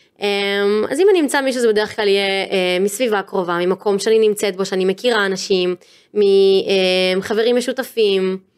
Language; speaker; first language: Hebrew; native; Hebrew